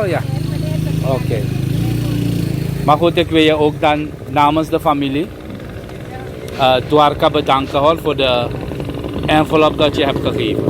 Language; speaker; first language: Dutch; non-native, local second language; Caribbean Hindustani